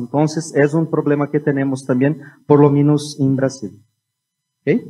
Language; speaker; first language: Spanish; non-native, fluent; Portuguese